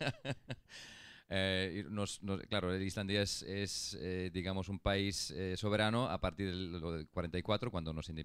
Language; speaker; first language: Spanish; non-native, fluent; Icelandic